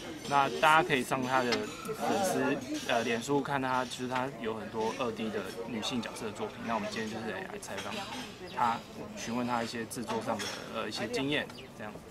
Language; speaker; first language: Chinese; native; Chinese